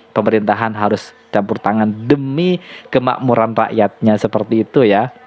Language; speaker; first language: Indonesian; native; Indonesian